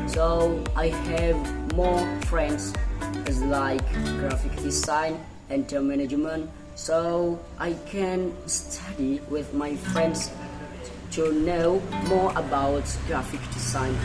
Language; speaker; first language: English; non-native, learner; Indonesian